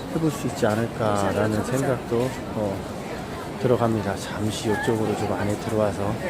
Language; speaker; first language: Korean; native; Korean